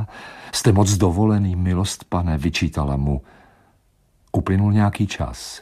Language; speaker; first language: Czech; native; Czech